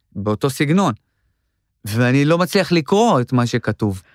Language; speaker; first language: Hebrew; native; Hebrew